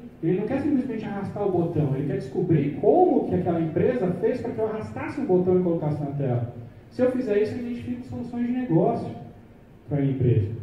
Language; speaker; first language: Portuguese; native; Portuguese